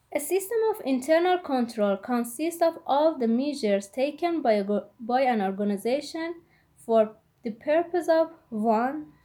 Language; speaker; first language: English; non-native, fluent; Persian